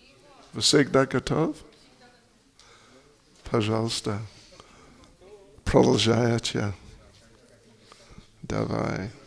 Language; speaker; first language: Russian; non-native, fluent; English